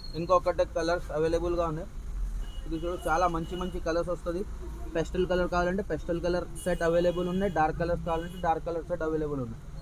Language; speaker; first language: Telugu; non-native, local second language; Urdu